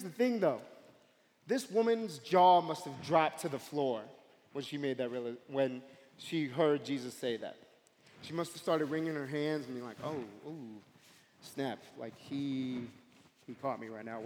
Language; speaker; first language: English; native; English